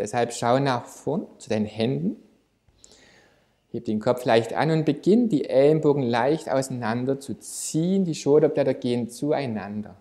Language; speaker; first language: German; native; German